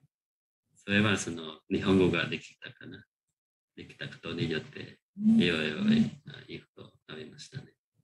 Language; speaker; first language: Japanese; non-native, fluent; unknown